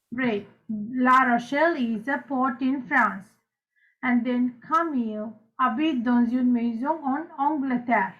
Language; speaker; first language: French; non-native, fluent; Sinhala